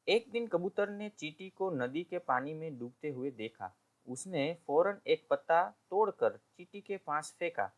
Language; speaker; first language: Hindi; non-native, local second language; Gujarati